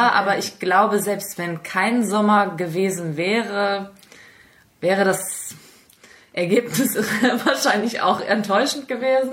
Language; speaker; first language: German; native; German